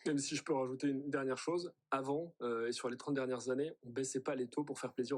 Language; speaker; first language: French; native; French